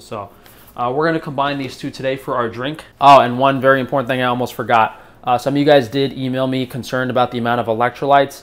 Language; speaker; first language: English; native; English